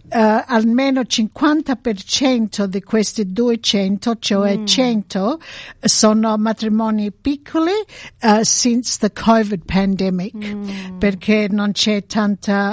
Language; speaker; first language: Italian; early bilingual, heritage; Italian